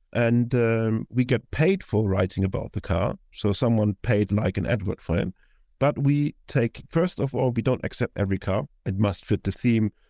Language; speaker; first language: English; non-native, fluent; German